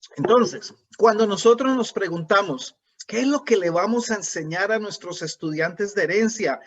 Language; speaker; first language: Spanish; native; Spanish